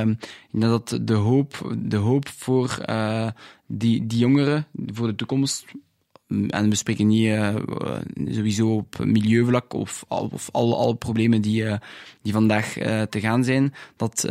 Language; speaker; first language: Dutch; non-native, local second language; French